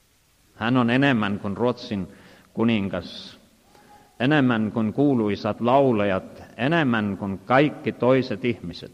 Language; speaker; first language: Finnish; non-native, fluent; Estonian